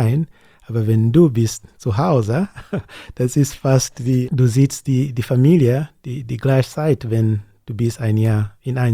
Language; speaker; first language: German; non-native, learner; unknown